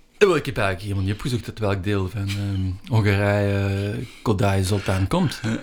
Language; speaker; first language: Dutch; native; Dutch